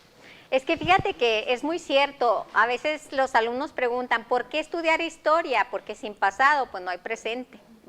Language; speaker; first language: Spanish; native; Spanish